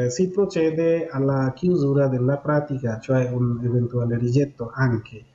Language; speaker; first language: Italian; non-native, fluent; Bangla